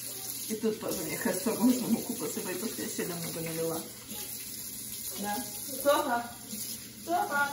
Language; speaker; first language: Russian; early bilingual, heritage; Russian